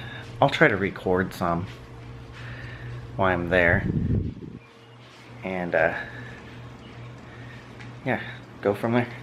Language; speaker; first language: English; native; English